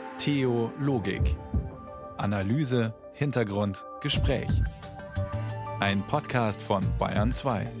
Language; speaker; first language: German; native; German